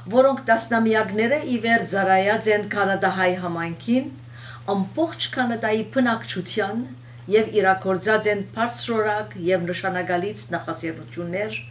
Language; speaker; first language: Armenian; early bilingual, heritage; Armenian